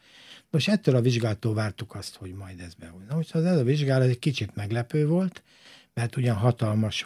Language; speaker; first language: Hungarian; native; Hungarian